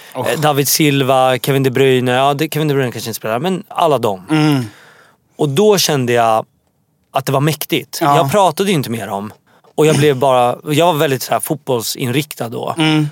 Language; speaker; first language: Swedish; native; Swedish